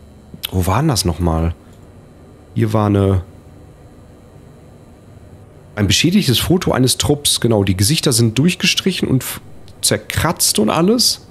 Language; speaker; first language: German; native; German